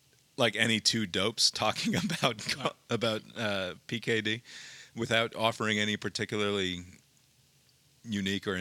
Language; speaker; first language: English; native; English